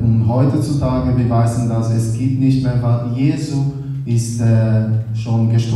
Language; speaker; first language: German; non-native, learner; Portuguese